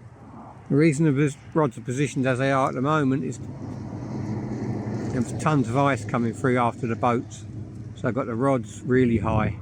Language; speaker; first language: English; native; English